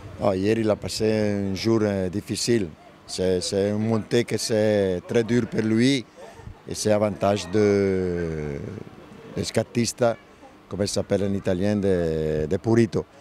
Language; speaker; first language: French; non-native, learner; Italian